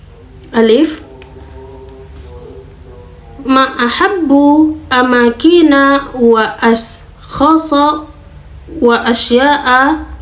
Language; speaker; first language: Arabic; non-native, learner; Indonesian